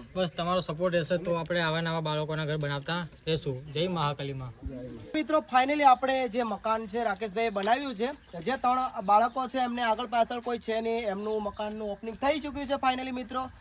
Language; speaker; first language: Gujarati; native; Gujarati